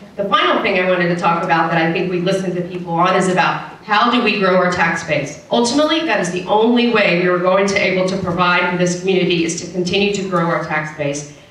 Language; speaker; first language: English; native; English